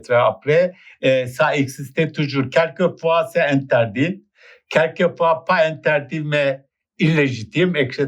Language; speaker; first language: French; non-native, fluent; Turkish